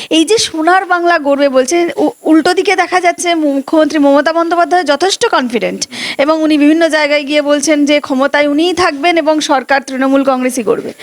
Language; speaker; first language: Bangla; native; Bangla